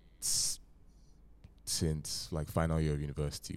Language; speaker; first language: English; non-native, local second language; Yoruba